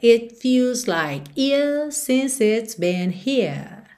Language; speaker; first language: English; non-native, fluent; Portuguese